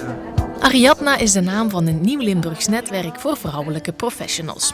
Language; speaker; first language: Dutch; native; Dutch